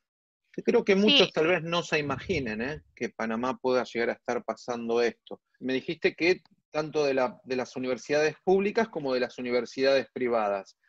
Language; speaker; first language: Spanish; native; Spanish